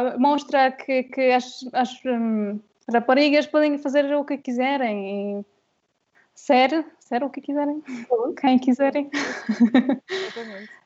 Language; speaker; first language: Portuguese; non-native, fluent; Polish